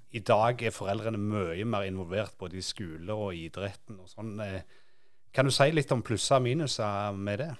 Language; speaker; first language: Norwegian; native; Norwegian